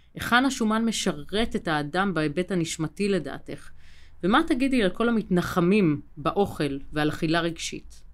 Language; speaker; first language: Hebrew; native; Hebrew